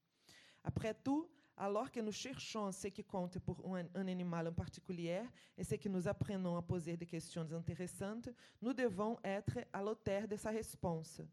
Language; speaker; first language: French; non-native, fluent; Portuguese